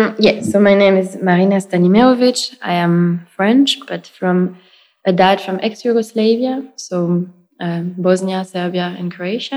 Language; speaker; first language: English; non-native, fluent; French